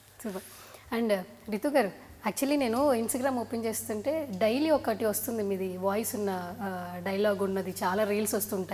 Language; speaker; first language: Telugu; native; Telugu